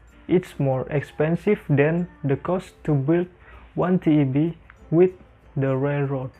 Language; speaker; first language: English; non-native, learner; Indonesian